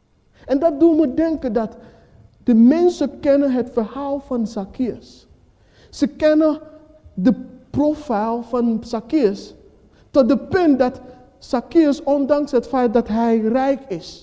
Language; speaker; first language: Dutch; non-native, fluent; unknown